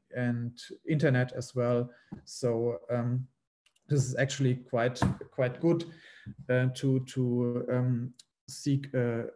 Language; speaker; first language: English; non-native, fluent; German